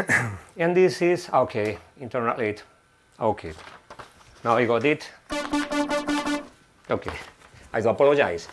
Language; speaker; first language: English; non-native, fluent; Spanish